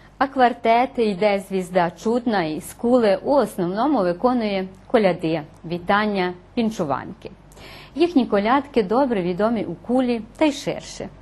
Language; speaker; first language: Ukrainian; early bilingual, heritage; Ukrainian